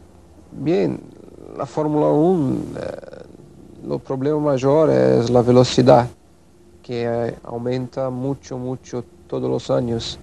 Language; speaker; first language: Spanish; non-native, fluent; Portuguese